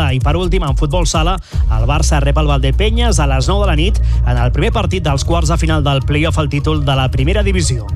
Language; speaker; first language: Catalan; native; Catalan